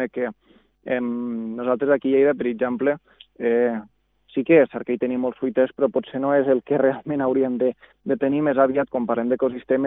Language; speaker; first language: Catalan; native; Catalan